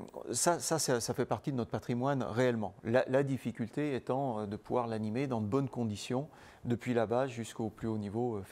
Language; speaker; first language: French; native; French